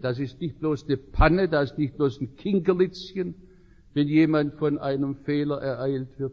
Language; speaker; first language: German; native; German